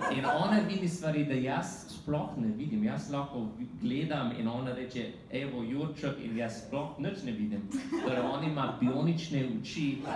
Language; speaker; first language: Slovenian; non-native, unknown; English